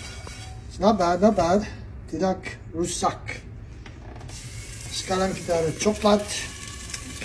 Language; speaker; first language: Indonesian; non-native, learner; English